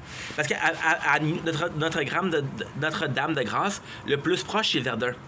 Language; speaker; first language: French; native; French